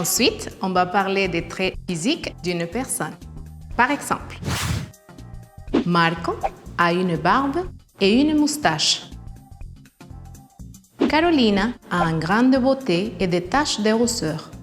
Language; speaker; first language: French; non-native, fluent; Spanish